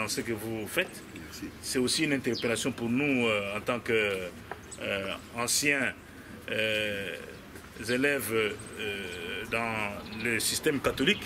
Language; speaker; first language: French; non-native, local second language; Kongo